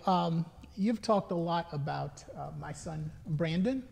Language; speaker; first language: English; native; English